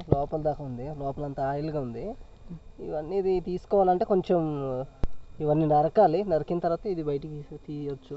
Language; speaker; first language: Telugu; non-native, local second language; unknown